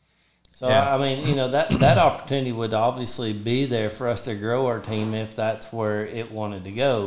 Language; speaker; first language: English; native; English